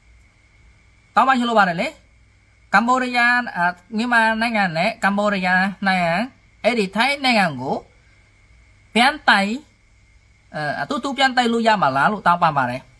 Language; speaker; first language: Burmese; non-native, learner; Khmer